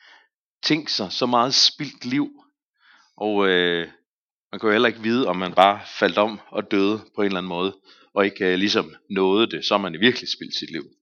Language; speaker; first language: Danish; native; Danish